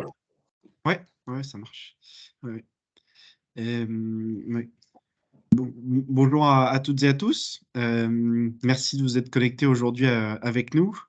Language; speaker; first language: French; native; French